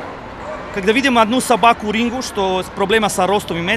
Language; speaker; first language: Russian; non-native, learner; Serbian